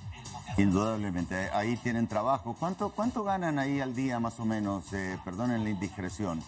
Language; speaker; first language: Spanish; native; Spanish